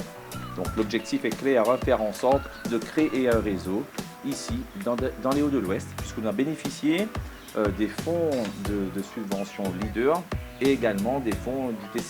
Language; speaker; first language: French; native; French